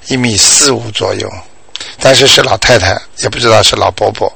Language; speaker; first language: Chinese; native; Chinese